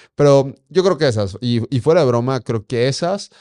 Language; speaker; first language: Spanish; native; Spanish